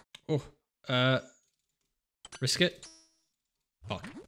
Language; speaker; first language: English; native; English